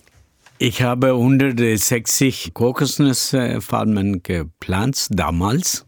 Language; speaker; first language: German; non-native, learner; Tamil